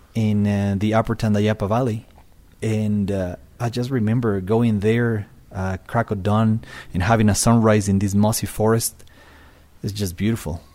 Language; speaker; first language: English; non-native, fluent; Spanish